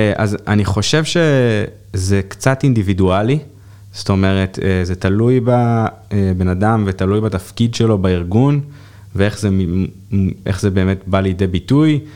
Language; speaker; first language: Hebrew; native; Hebrew